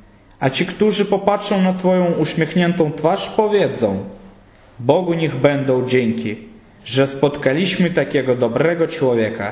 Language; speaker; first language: Polish; native; Polish